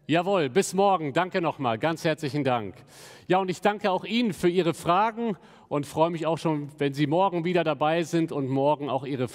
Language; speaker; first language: German; native; German